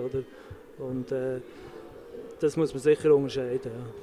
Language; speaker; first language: German; native; German